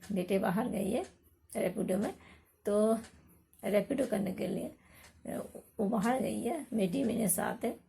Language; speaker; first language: Hindi; non-native, local second language; Bangla